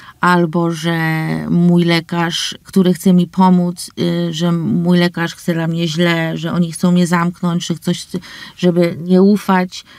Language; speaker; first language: Polish; early bilingual, heritage; English